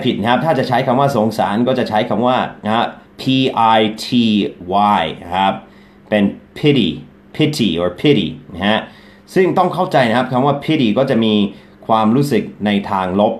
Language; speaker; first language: Thai; non-native, fluent; English